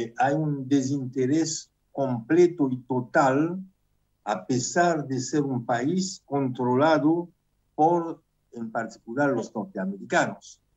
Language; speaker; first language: Spanish; non-native, fluent; Haitian Creole